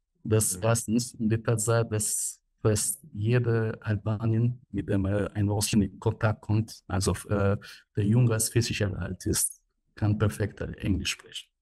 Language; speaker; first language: German; non-native, fluent; Albanian